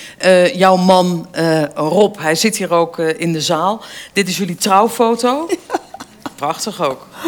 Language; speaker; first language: Dutch; native; Dutch